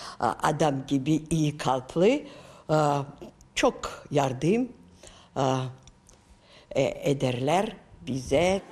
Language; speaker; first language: Turkish; non-native, learner; Georgian